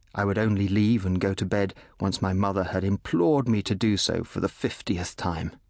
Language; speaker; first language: English; native; English